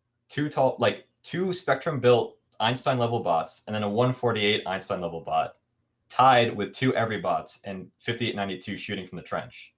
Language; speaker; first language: English; native; English